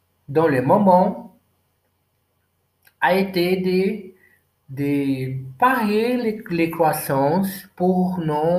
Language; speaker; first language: French; non-native, learner; Portuguese